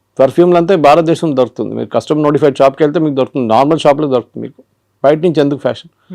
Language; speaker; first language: Telugu; non-native, local second language; Malayalam